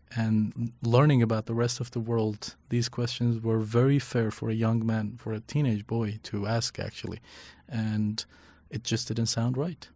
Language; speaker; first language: English; non-native, fluent; Persian